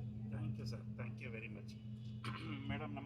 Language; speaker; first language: Kannada; native; Kannada